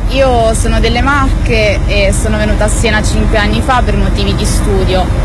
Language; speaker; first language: Italian; native; Italian